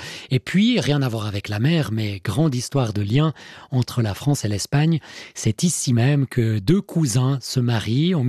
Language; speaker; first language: French; native; French